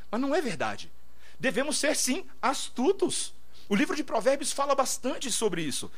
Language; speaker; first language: Portuguese; native; Portuguese